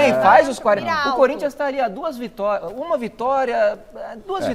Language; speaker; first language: Portuguese; native; Portuguese